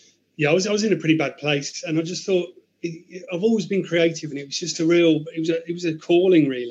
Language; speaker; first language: English; native; English